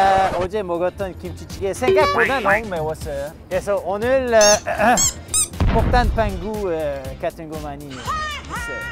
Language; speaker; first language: Korean; non-native, fluent; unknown